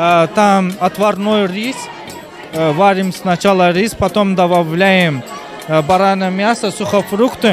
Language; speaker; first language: Russian; non-native, fluent; Turkmen